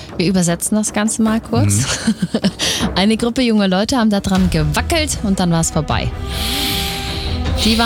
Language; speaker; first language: German; native; German